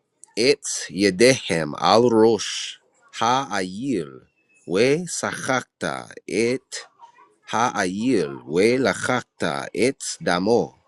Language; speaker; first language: Hebrew; non-native, learner; English